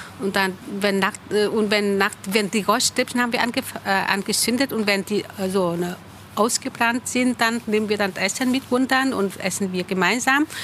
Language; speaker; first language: German; non-native, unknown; Vietnamese